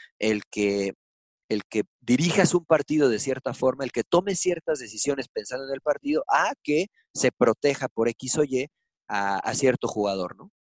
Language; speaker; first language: Spanish; early bilingual, heritage; Spanish